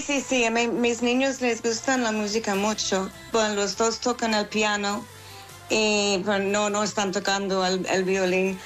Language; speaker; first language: Spanish; non-native, learner; English